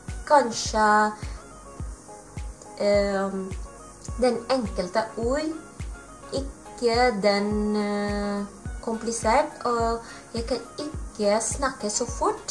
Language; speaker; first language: Norwegian; non-native, learner; Filipino